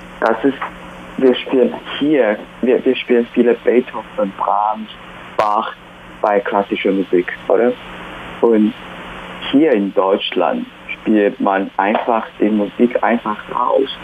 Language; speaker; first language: German; non-native, fluent; Chinese